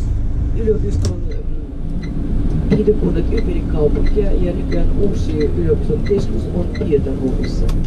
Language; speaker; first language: Finnish; non-native, fluent; Russian